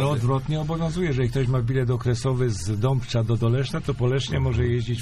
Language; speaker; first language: Polish; native; Polish